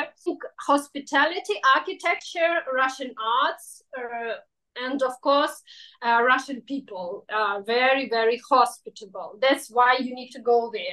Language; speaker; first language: English; non-native, fluent; Russian